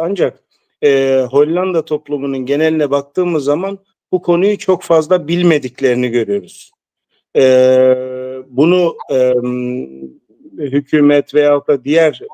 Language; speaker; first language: Turkish; early bilingual, heritage; Turkish